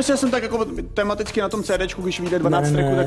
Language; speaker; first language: Czech; native; Czech